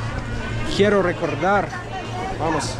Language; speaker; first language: Spanish; non-native, learner; Bosnian